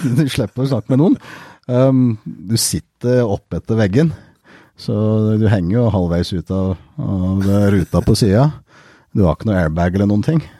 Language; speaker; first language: Norwegian; early bilingual, heritage; Norwegian